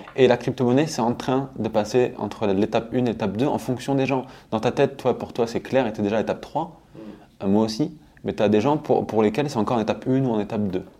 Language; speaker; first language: French; native; French